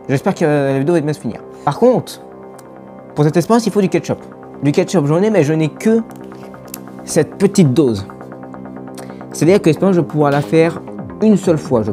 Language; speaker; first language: French; native; French